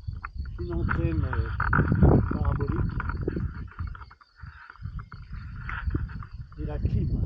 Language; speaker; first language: French; native; French